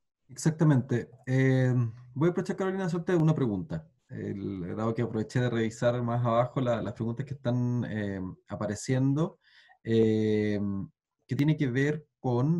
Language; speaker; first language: Spanish; native; Spanish